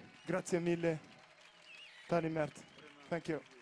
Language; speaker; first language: English; non-native, fluent; Tamasheq